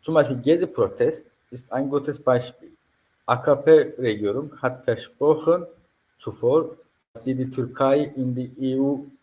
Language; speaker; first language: German; non-native, fluent; Turkish